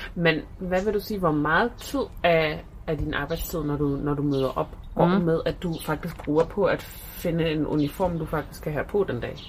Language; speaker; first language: Danish; non-native, fluent; German